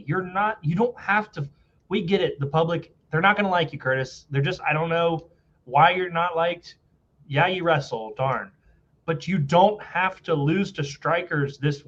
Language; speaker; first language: English; native; English